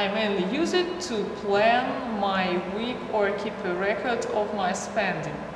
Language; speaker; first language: English; non-native, fluent; Russian